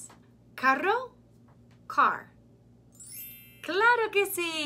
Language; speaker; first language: Spanish; non-native, fluent; English